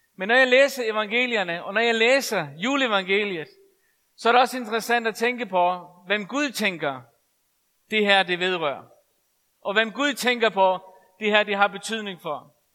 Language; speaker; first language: Danish; non-native, local second language; Faroese